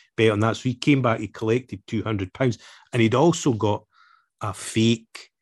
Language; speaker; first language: English; native; English